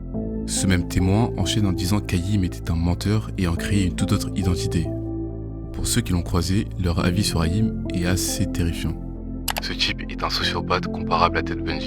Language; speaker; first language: French; native; French